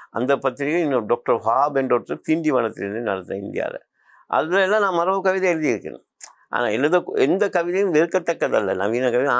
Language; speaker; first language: Tamil; non-native, local second language; Memoni